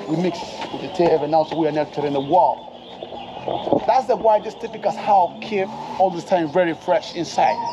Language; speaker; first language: English; non-native, learner; Spanish